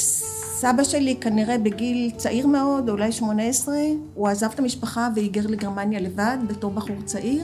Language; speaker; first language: Hebrew; early bilingual, other home language; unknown